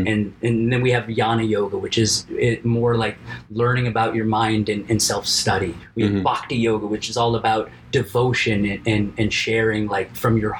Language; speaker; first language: English; native; English